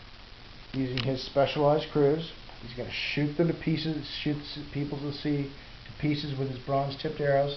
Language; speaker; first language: English; native; English